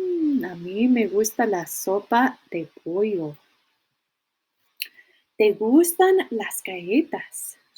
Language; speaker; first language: Spanish; non-native, fluent; English